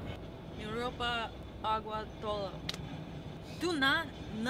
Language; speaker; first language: Spanish; non-native, learner; English